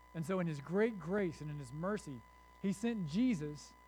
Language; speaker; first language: English; native; English